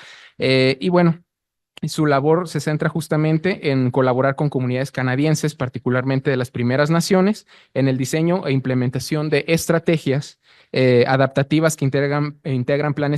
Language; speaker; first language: Spanish; native; Spanish